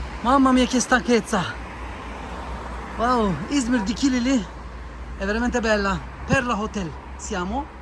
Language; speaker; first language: Italian; non-native, learner; Turkish